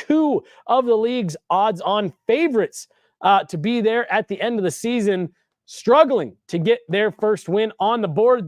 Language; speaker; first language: English; native; English